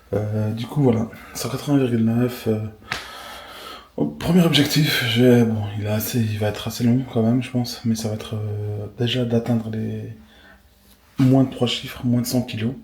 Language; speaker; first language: French; native; French